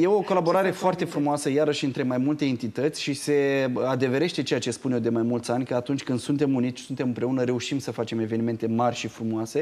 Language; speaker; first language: Romanian; native; Romanian